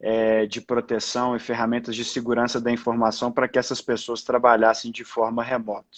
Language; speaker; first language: Portuguese; native; Portuguese